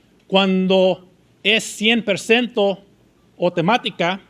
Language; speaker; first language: Spanish; early bilingual, heritage; Spanish